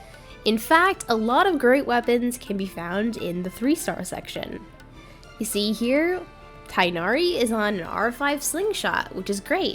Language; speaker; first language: English; native; English